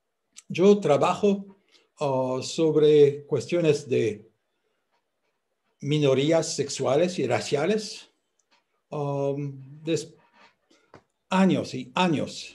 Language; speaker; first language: Spanish; non-native, fluent; French